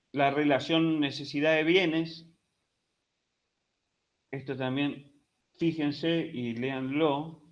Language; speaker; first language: Spanish; native; Spanish